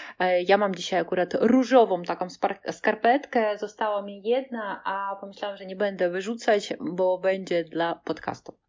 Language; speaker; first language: Polish; native; Polish